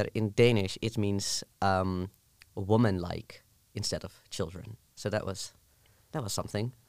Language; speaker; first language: English; non-native, fluent; Dutch